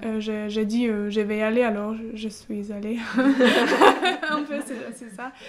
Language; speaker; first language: French; non-native, learner; German